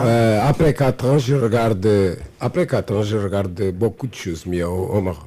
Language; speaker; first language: French; non-native, fluent; Portuguese